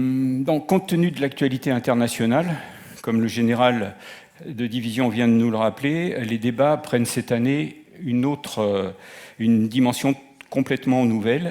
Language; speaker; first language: French; native; French